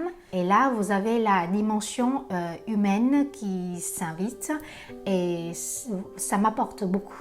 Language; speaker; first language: French; non-native, fluent; Vietnamese